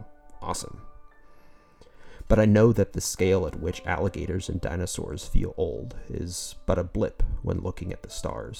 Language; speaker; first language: English; native; English